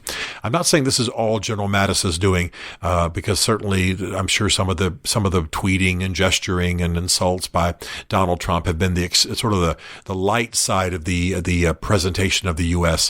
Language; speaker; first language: English; native; English